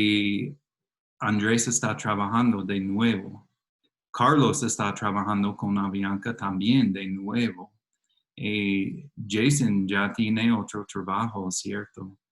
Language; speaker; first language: Spanish; non-native, fluent; English